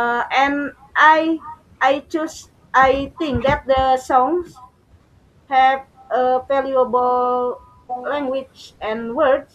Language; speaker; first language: English; non-native, learner; Indonesian